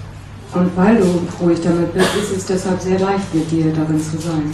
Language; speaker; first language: German; native; German